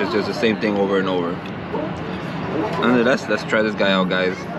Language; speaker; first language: English; early bilingual, other home language; Spanish